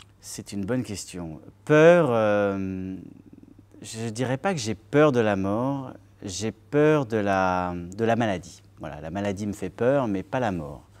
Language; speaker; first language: French; native; French